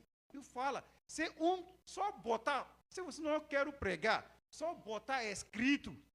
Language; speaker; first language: Portuguese; non-native, learner; Yoruba